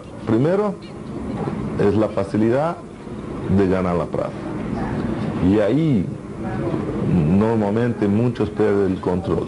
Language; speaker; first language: Spanish; non-native, fluent; Portuguese